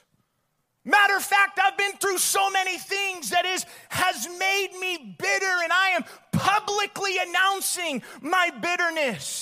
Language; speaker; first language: English; native; English